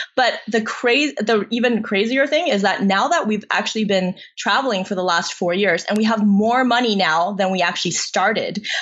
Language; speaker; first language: English; non-native, fluent; Chinese